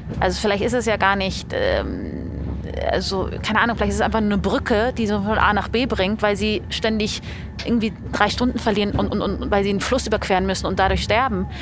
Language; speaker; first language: German; early bilingual, other home language; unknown